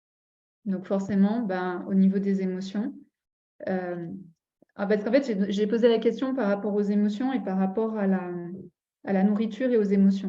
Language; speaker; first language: French; native; French